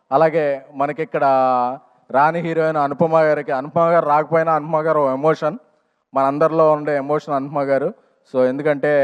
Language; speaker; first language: Telugu; native; Telugu